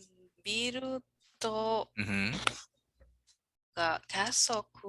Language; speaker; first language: Japanese; non-native, learner; English